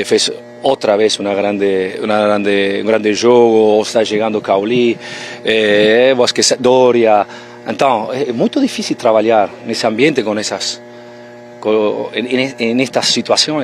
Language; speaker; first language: Portuguese; non-native, fluent; Spanish